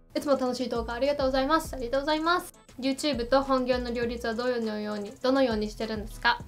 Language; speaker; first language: Japanese; native; Japanese